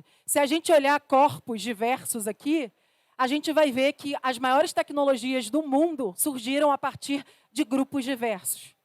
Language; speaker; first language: Portuguese; native; Portuguese